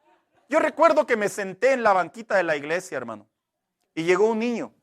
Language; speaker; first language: Spanish; native; Spanish